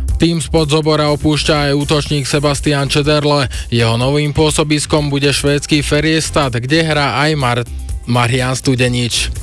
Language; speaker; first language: Slovak; native; Slovak